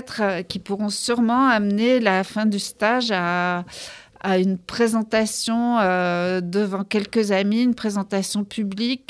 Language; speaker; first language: French; native; French